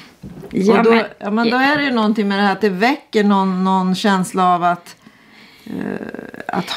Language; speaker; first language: Swedish; native; Swedish